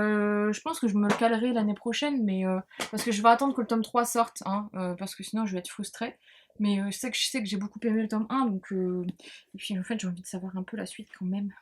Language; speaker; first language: French; native; French